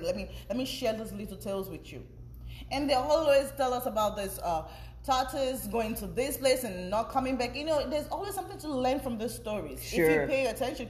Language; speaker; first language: English; non-native, local second language; Yoruba